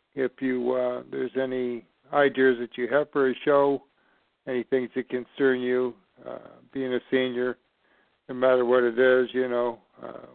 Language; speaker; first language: English; native; English